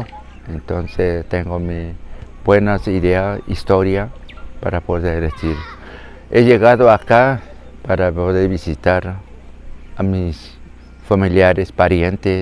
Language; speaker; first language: Spanish; non-native, local second language; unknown